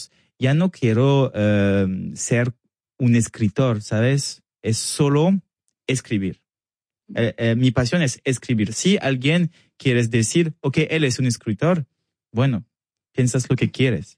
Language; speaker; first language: Spanish; non-native, learner; French